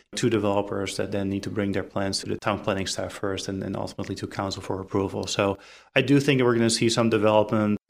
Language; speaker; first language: English; non-native, fluent; Dutch